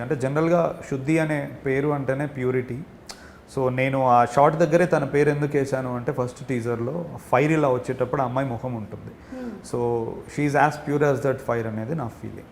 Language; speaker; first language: Telugu; native; Telugu